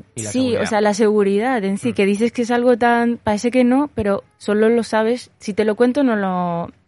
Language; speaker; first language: Spanish; native; Spanish